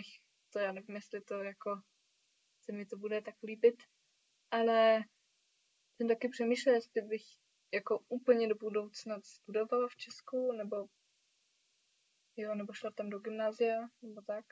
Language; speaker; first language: Czech; early bilingual, heritage; Czech